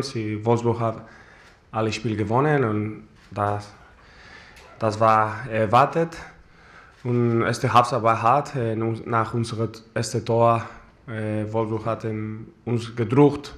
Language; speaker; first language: German; non-native, fluent; Spanish